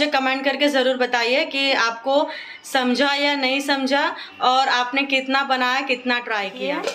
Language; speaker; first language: Hindi; native; Hindi